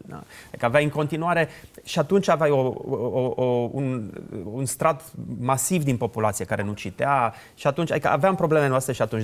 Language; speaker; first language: Romanian; native; Romanian